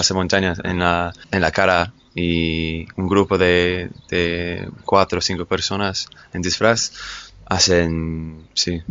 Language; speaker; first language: Spanish; non-native, fluent; English